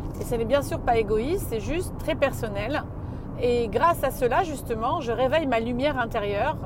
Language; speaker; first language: French; native; French